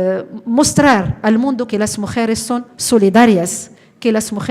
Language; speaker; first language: Spanish; non-native, fluent; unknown